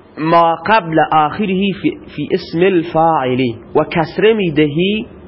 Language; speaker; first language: Persian; non-native, local second language; Baluchi